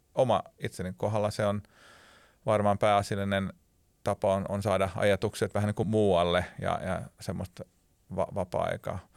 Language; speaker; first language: Finnish; non-native, local second language; Swedish